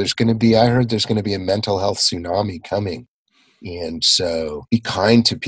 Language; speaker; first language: English; native; English